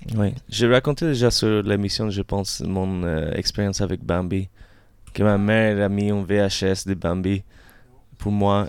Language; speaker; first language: French; early bilingual, other home language; English